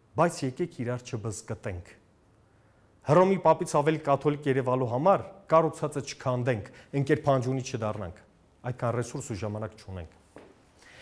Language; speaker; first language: Armenian; native; Armenian